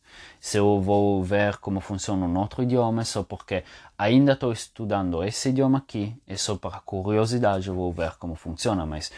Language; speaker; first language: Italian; non-native, learner; Portuguese